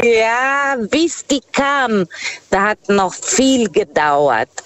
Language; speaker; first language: German; non-native, fluent; Portuguese